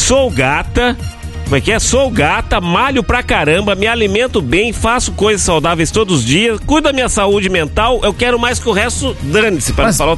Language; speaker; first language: Portuguese; native; Portuguese